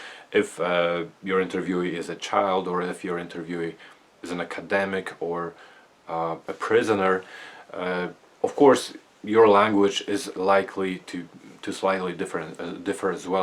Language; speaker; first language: English; non-native, fluent; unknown